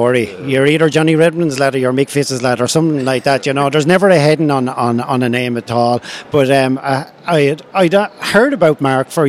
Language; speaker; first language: English; native; English